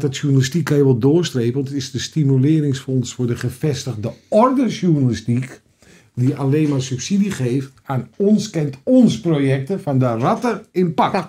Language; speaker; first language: Dutch; native; Dutch